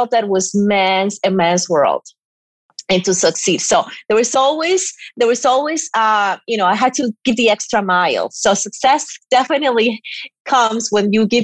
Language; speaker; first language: English; non-native, fluent; Spanish